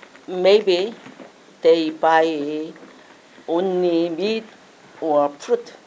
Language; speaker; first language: English; non-native, learner; Korean